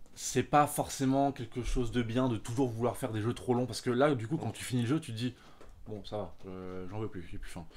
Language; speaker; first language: French; native; French